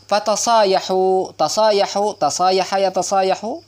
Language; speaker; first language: Arabic; non-native, fluent; Indonesian